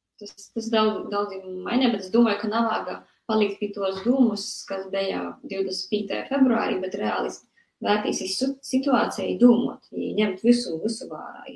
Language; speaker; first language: Latvian; native; Latvian